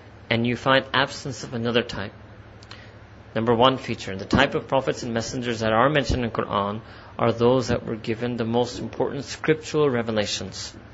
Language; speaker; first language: English; native; English